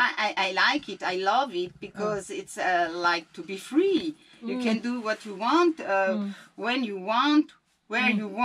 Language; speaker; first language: English; non-native, learner; French